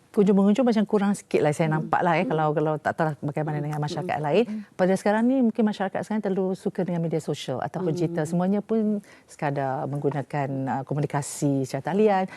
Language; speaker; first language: Malay; non-native, local second language; Chinese